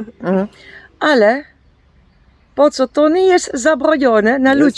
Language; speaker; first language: Polish; non-native, learner; Dutch